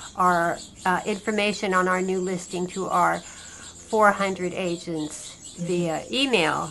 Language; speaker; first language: English; native; English